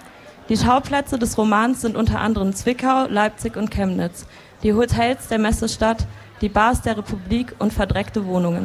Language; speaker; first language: German; native; German